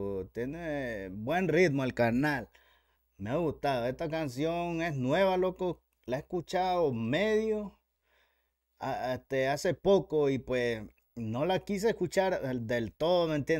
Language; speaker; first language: Spanish; native; Spanish